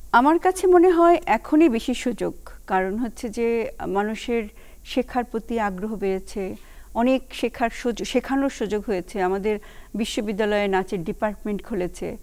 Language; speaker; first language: Bangla; native; Bangla